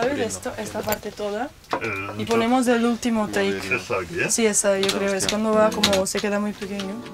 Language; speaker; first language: Spanish; non-native, fluent; Portuguese